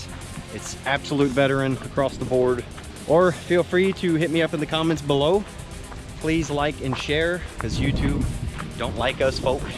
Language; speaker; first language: English; native; English